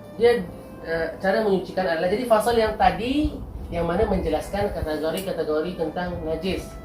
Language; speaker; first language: Malay; native; Malay